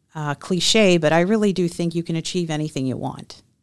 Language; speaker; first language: English; native; English